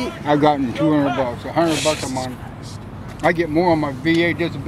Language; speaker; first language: English; native; English